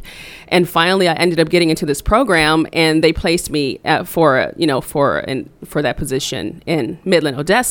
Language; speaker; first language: English; native; English